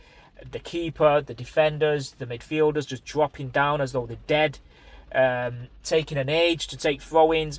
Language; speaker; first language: English; native; English